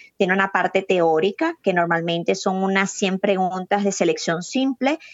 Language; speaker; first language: Spanish; native; Spanish